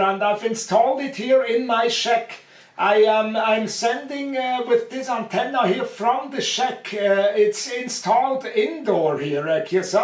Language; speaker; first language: English; non-native, fluent; German